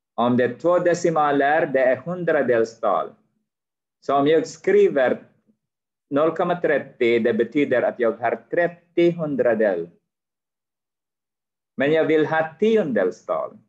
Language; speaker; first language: Swedish; non-native, fluent; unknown